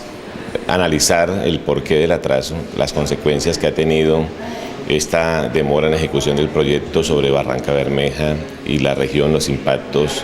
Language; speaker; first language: Spanish; native; Spanish